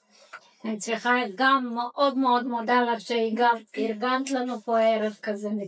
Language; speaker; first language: Hebrew; non-native, fluent; Russian